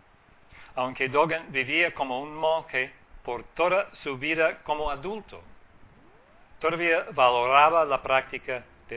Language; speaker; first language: Spanish; non-native, fluent; English